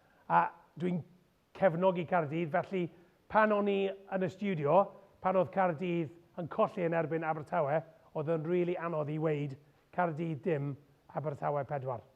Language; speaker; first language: Welsh; non-native, local second language; English